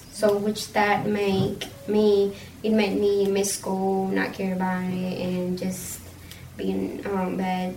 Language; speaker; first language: English; early bilingual, other home language; Spanish